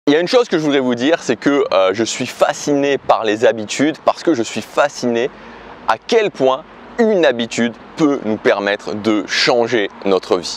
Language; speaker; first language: French; native; French